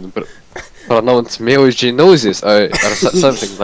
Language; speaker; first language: English; non-native, learner; Russian